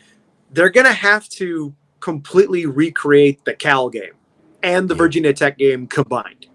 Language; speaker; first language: English; native; English